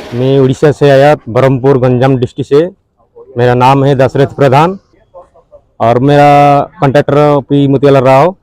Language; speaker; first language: Hindi; non-native, local second language; Odia